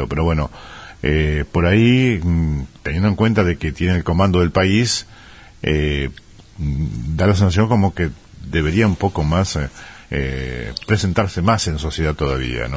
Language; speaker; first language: Spanish; native; Spanish